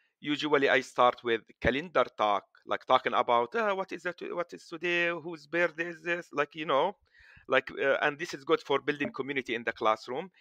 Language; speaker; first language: English; non-native, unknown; Arabic